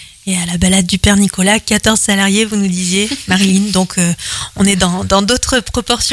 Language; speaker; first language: French; native; French